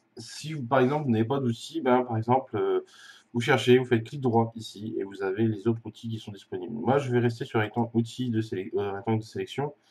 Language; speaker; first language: French; native; French